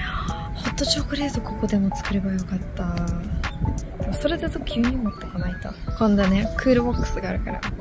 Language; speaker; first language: Japanese; non-native, fluent; English